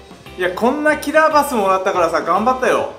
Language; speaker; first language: Japanese; native; Japanese